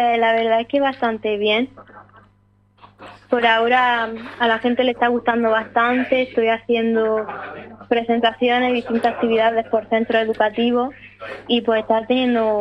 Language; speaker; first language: Spanish; native; Spanish